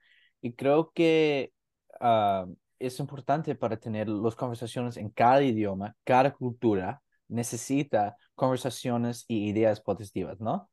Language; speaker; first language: Spanish; non-native, learner; English